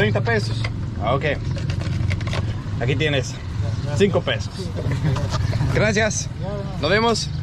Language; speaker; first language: Spanish; non-native, learner; Danish